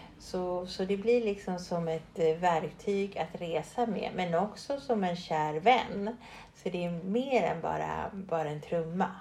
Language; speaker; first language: Swedish; early bilingual, other home language; Spanish